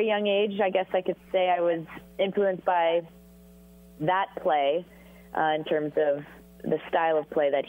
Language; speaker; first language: English; native; English